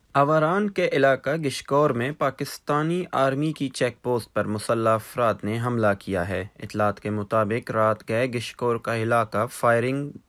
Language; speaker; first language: Urdu; non-native, local second language; Baluchi